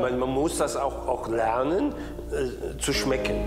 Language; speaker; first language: German; native; German